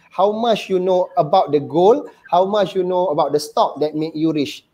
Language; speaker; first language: English; non-native, local second language; Malay